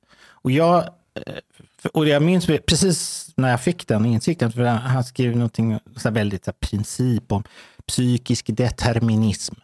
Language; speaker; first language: Swedish; native; Swedish